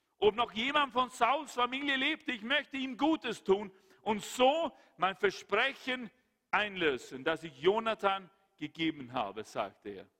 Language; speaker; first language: German; non-native, fluent; Swedish